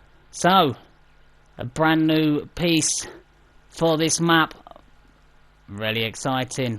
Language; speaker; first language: English; native; English